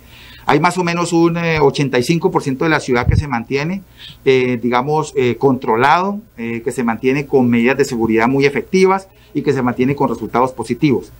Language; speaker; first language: Spanish; native; Spanish